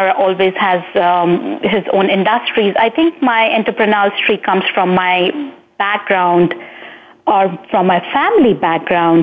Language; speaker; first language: English; non-native, local second language; Hindi